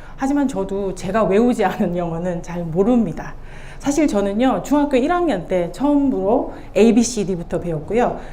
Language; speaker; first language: Korean; native; Korean